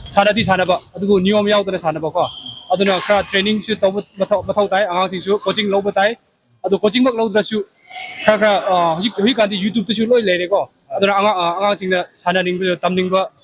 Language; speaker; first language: Manipuri; non-native, local second language; Rongmei Naga